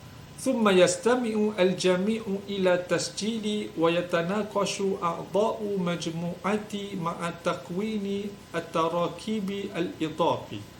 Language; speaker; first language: Arabic; non-native, learner; Malay